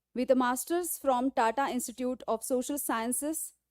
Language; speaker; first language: English; non-native, local second language; Marathi